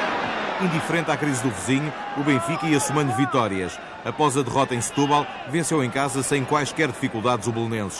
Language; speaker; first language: Portuguese; native; Portuguese